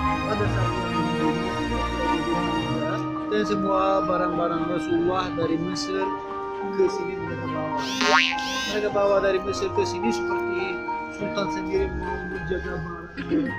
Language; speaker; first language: Indonesian; non-native, learner; Turkish